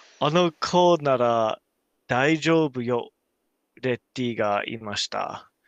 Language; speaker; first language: Japanese; non-native, learner; English